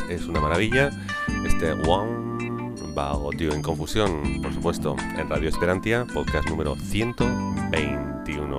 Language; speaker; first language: Spanish; native; Spanish